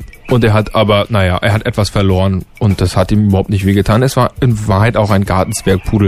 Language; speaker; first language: German; native; German